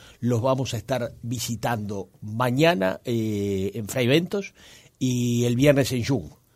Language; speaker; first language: Spanish; native; Spanish